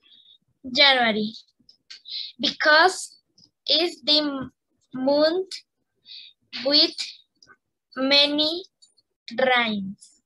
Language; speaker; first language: English; non-native, learner; Spanish